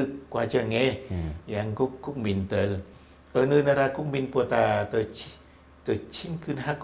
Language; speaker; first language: Korean; non-native, fluent; Vietnamese